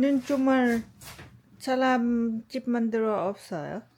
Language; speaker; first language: Korean; non-native, learner; Lao